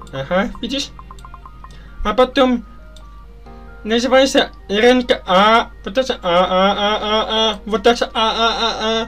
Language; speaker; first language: Russian; non-native, learner; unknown